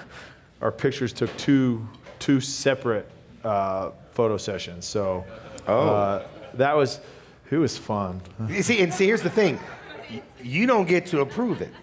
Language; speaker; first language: English; native; English